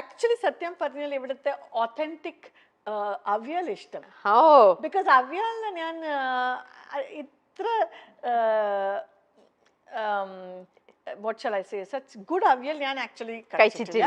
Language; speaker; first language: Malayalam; non-native, fluent; Kannada